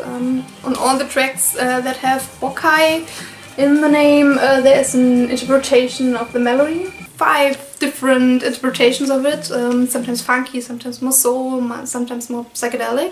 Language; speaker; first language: English; non-native, fluent; German